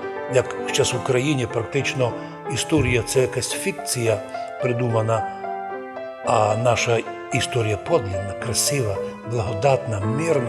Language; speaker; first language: Ukrainian; non-native, local second language; Rusyn